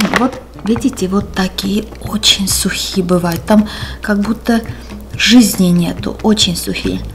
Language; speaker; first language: Russian; non-native, local second language; Armenian